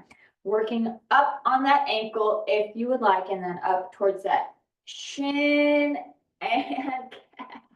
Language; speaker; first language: English; native; English